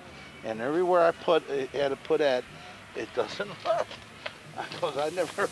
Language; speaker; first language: English; native; English